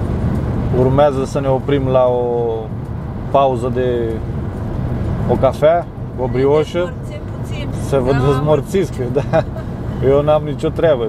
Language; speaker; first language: Romanian; native; Romanian